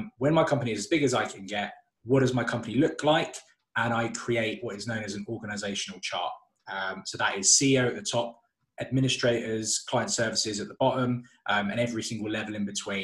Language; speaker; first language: English; native; English